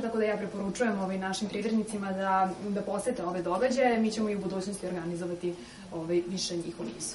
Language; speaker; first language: Serbian; native; Serbian